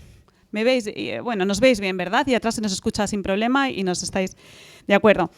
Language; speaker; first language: Spanish; native; Spanish